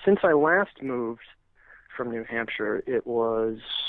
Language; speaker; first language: English; native; English